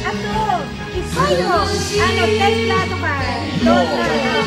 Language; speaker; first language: Japanese; non-native, learner; Filipino